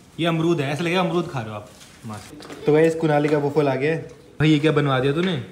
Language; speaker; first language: Hindi; native; Hindi